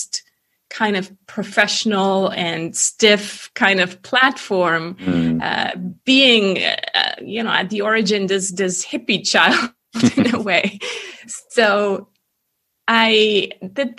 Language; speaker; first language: English; non-native, fluent; Swiss German